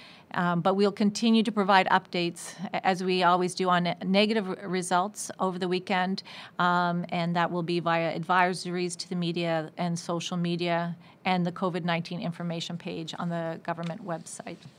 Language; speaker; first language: English; native; English